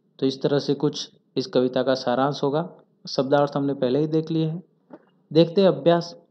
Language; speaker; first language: Hindi; non-native, local second language; Gujarati